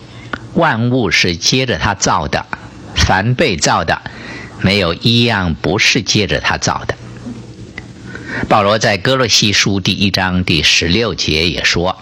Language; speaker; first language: Chinese; native; Chinese